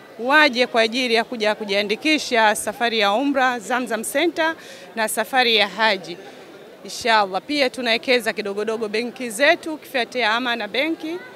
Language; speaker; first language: Swahili; native; Swahili